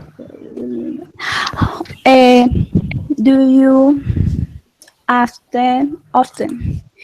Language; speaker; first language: English; non-native, learner; Spanish